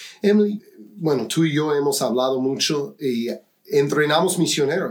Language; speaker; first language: Spanish; non-native, fluent; English